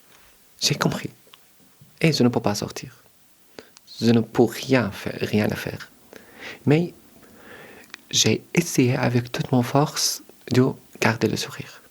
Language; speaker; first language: French; early bilingual, other home language; Arabic